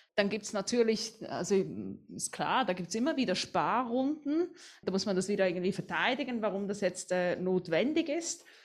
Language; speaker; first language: German; native; German